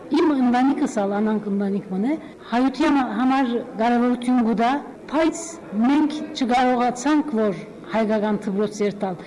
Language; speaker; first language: Armenian; non-native, local second language; Turkish